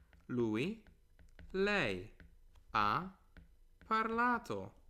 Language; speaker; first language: Italian; non-native, fluent; English